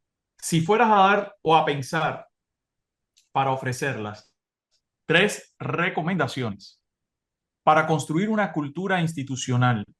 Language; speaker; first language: Spanish; native; Spanish